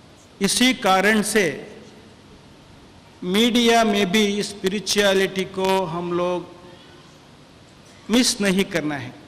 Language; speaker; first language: Hindi; non-native, local second language; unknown